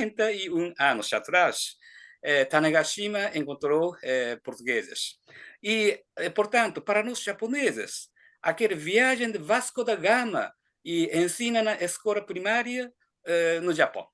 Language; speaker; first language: Portuguese; non-native, fluent; Japanese